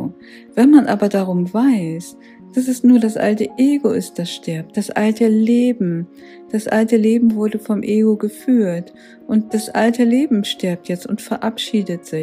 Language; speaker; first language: German; native; German